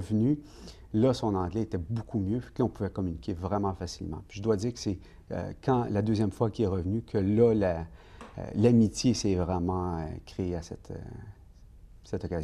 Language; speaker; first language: French; native; French